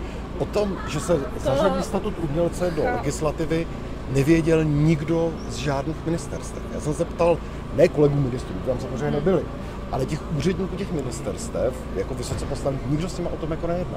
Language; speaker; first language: Czech; native; Czech